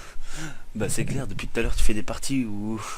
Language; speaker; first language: French; native; French